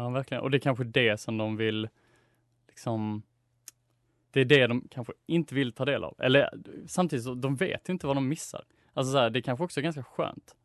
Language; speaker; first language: Swedish; native; Swedish